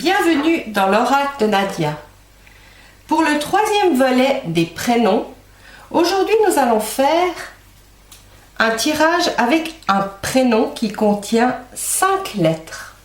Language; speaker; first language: French; native; French